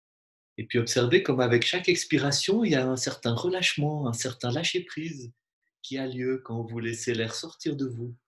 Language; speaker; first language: French; native; French